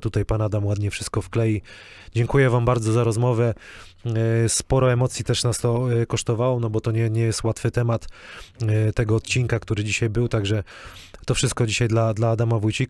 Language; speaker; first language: Polish; native; Polish